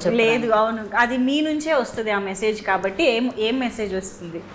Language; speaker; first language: Telugu; native; Telugu